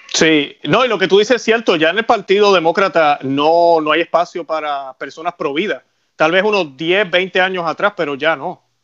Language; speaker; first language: Spanish; native; Spanish